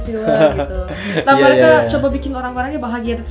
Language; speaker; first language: Indonesian; non-native, fluent; Turkish